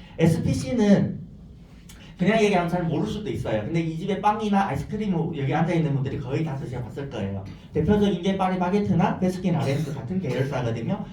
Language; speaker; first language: Korean; non-native, fluent; Chinese